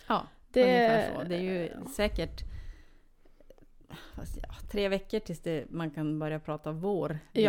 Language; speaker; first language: Swedish; native; Swedish